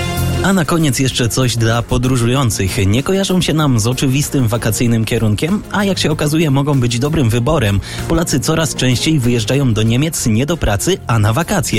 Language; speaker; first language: Polish; native; Polish